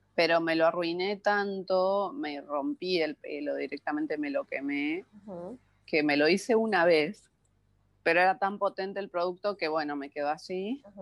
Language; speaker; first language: Spanish; native; Spanish